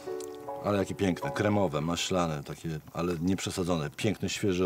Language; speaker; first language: Polish; native; Polish